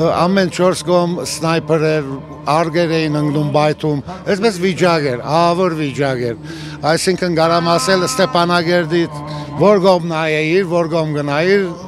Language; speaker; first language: Armenian; early bilingual, heritage; Armenian